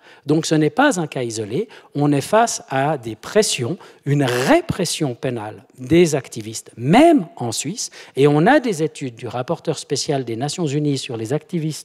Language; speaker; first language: French; native; French